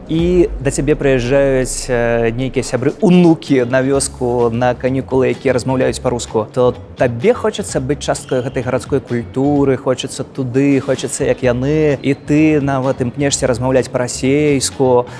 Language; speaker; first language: Belarusian; native; Belarusian